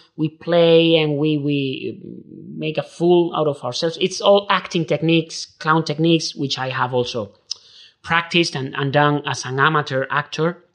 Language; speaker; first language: English; non-native, fluent; Spanish